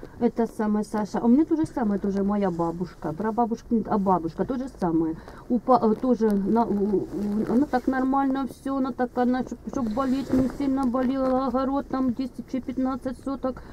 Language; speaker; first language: Russian; native; Russian